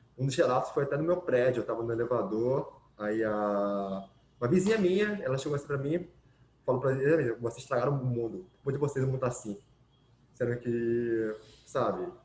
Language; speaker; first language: Portuguese; early bilingual, other home language; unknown